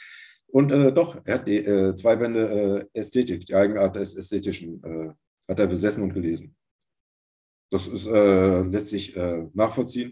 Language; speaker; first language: German; native; German